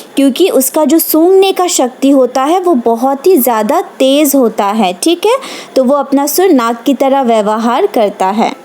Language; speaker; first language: Hindi; non-native, local second language; Bangla